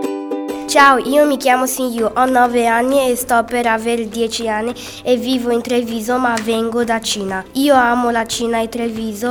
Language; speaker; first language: Italian; early bilingual, other home language; Chinese